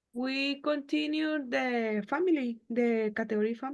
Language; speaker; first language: English; non-native, learner; Spanish